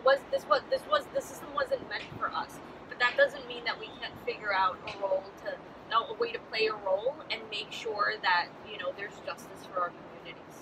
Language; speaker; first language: English; early bilingual, other home language; Spanish